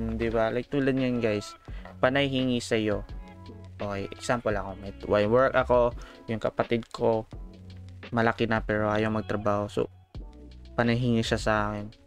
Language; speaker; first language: Filipino; non-native, local second language; Cebuano